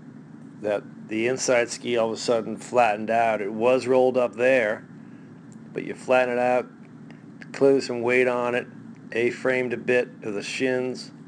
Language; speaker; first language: English; native; English